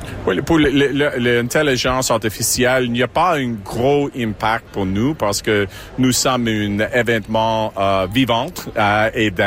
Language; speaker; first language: French; non-native, local second language; English